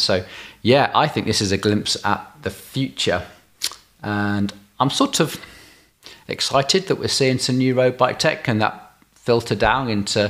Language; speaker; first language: English; native; English